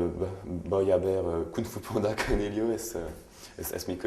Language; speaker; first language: Spanish; non-native, learner; French